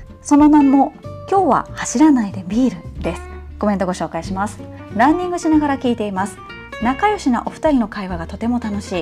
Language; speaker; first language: Japanese; native; Japanese